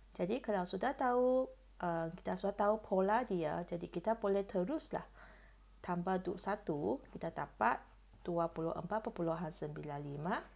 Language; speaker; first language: Malay; non-native, local second language; Chinese